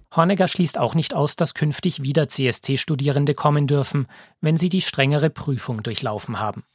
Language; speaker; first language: German; native; German